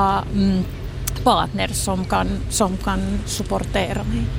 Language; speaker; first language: Swedish; non-native, local second language; Finnish